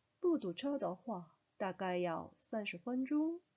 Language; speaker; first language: Chinese; non-native, fluent; Korean